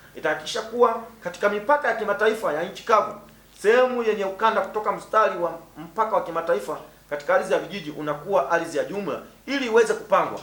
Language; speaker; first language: Swahili; native; Swahili